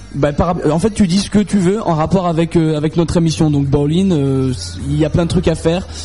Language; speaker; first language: French; native; French